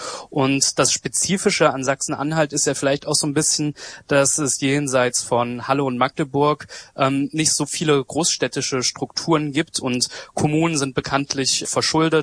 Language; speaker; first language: German; native; German